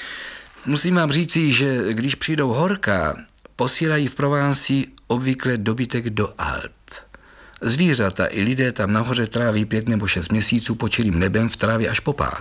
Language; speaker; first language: Czech; native; Czech